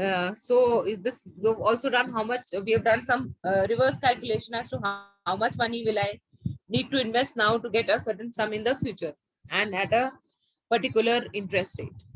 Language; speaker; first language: English; non-native, local second language; Hindi